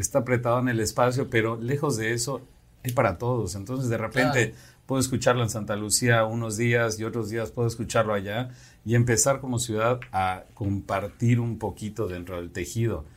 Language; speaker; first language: Spanish; native; Spanish